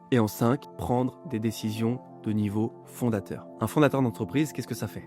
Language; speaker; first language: French; native; French